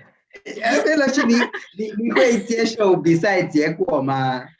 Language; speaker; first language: Chinese; non-native, fluent; Swahili